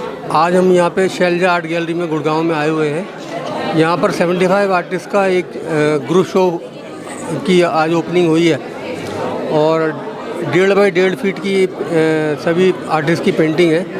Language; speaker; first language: Hindi; native; Hindi